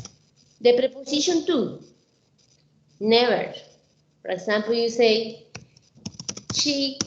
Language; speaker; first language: English; non-native, learner; Spanish